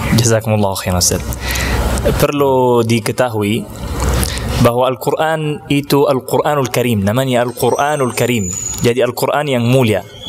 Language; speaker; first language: Malay; non-native, fluent; Arabic